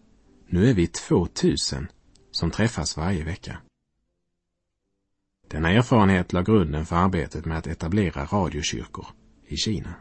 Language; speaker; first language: Swedish; native; Swedish